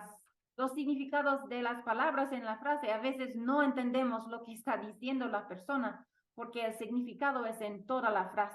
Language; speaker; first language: Spanish; non-native, fluent; English